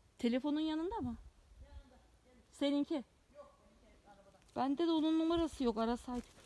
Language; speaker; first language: Turkish; native; Turkish